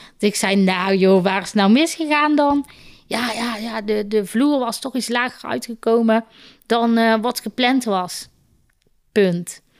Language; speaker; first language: Dutch; native; Dutch